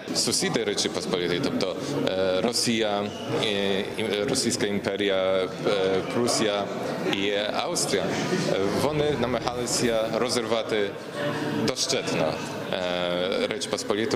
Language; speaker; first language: Ukrainian; non-native, fluent; Polish